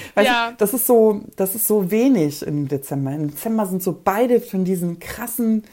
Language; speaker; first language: German; early bilingual, other home language; Polish